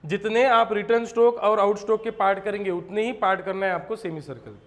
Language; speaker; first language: Hindi; non-native, local second language; Marathi